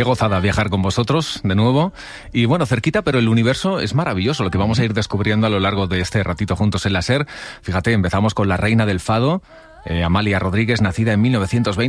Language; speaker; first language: Spanish; native; Spanish